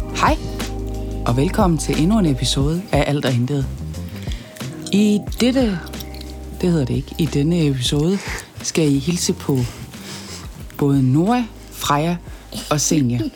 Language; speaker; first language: Danish; native; Danish